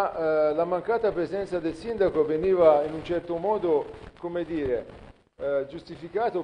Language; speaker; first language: Italian; native; Italian